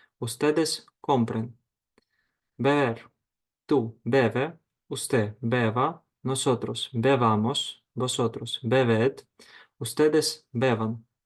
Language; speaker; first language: Spanish; non-native, fluent; Ukrainian